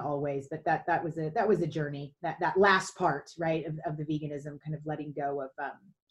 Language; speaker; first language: English; native; English